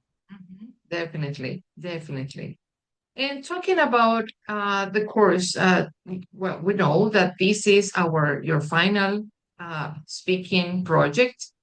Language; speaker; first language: English; non-native, fluent; Spanish